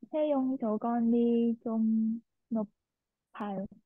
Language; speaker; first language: Korean; non-native, learner; Vietnamese